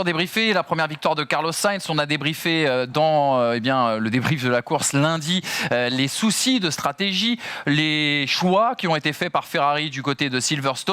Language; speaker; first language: French; native; French